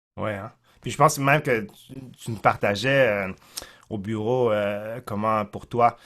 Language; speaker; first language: French; native; French